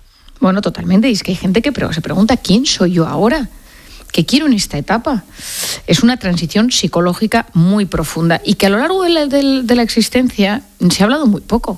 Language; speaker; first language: Spanish; native; Spanish